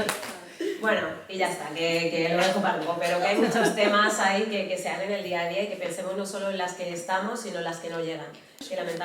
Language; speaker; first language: Spanish; native; Spanish